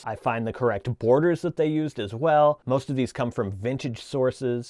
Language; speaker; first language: English; native; English